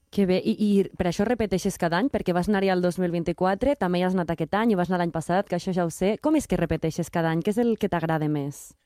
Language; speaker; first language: Catalan; native; Catalan